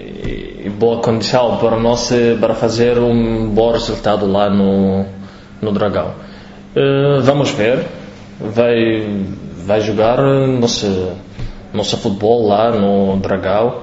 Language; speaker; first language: Portuguese; non-native, learner; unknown